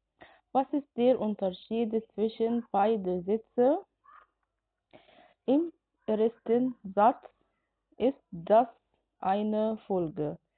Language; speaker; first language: German; non-native, fluent; Arabic